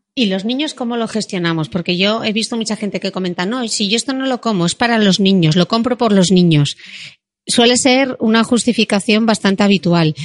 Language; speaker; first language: Spanish; native; Spanish